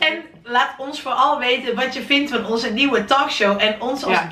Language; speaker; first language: Dutch; native; Dutch